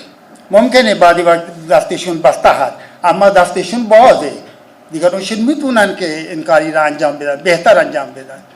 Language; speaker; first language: Persian; non-native, fluent; Urdu